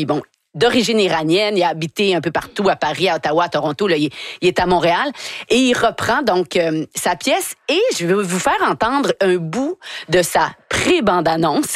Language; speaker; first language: French; native; French